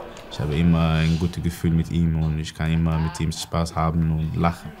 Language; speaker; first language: German; non-native, learner; Swedish